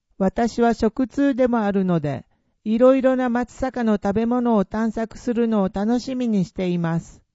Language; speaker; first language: Japanese; non-native, fluent; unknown